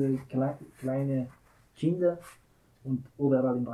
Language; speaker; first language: German; non-native, learner; Persian